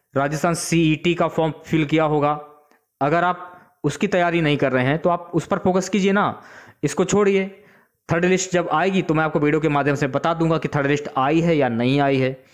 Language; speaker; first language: Hindi; native; Hindi